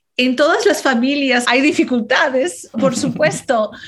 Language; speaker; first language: Spanish; non-native, fluent; English